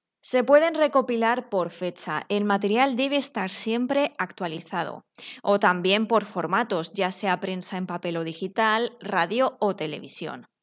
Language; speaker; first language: Spanish; native; Spanish